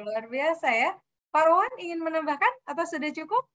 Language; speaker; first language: Indonesian; native; Indonesian